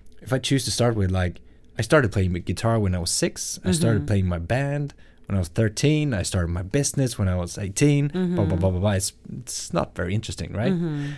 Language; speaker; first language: English; non-native, fluent; Swedish